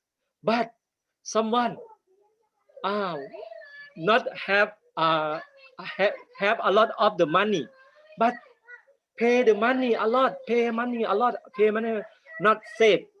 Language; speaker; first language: English; non-native, learner; Thai